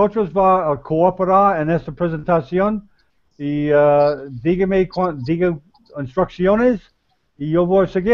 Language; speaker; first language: Spanish; non-native, learner; English